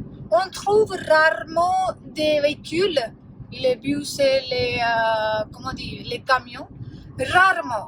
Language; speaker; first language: French; non-native, fluent; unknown